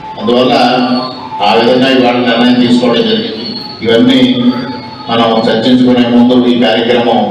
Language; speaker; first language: Telugu; native; Telugu